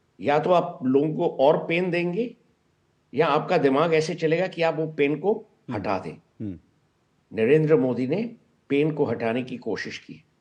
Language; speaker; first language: Hindi; non-native, local second language; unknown